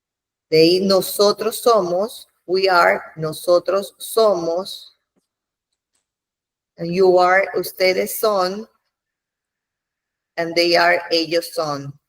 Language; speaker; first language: Spanish; non-native, fluent; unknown